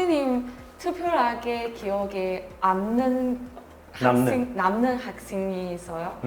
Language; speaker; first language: Korean; non-native, fluent; Chinese